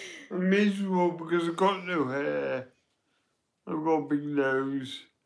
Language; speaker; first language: English; native; English